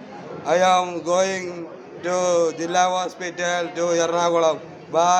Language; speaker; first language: Hindi; non-native, local second language; Malayalam